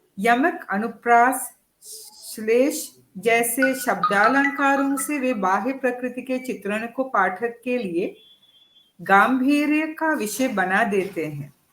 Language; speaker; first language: Hindi; non-native, fluent; Sinhala